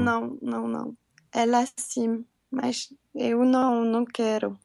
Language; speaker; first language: Portuguese; non-native, learner; French